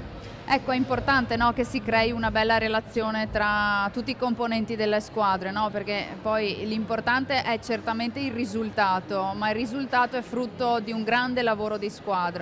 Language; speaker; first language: Italian; native; Italian